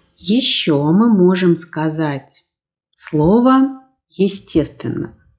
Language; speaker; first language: Russian; native; Russian